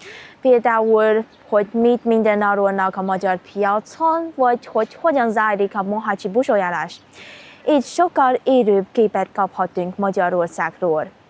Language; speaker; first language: Hungarian; non-native, learner; Chinese